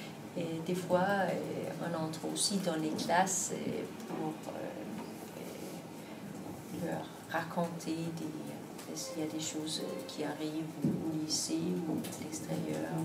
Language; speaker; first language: French; non-native, fluent; Danish